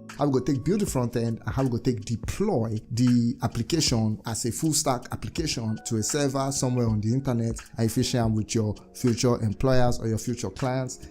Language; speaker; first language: Nigerian Pidgin; native; Nigerian Pidgin